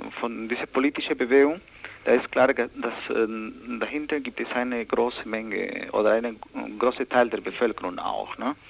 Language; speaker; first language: German; non-native, learner; Spanish